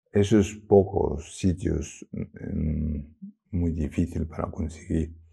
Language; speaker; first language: Spanish; non-native, learner; Tibetan